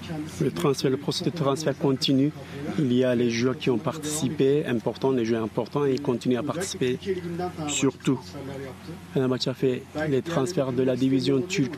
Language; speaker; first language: French; non-native, fluent; Turkish